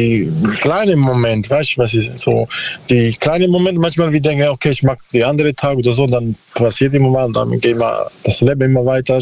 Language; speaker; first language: German; non-native, learner; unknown